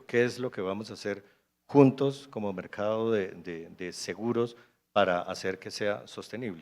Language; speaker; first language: Spanish; native; Spanish